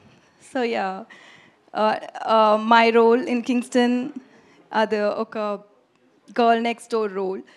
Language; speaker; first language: Telugu; non-native, learner; Tamil